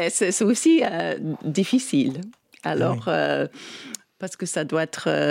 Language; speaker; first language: French; non-native, fluent; English